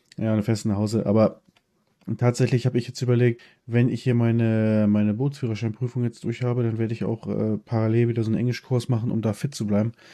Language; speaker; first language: German; early bilingual, other home language; Polish